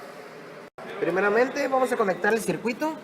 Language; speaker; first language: Spanish; native; Spanish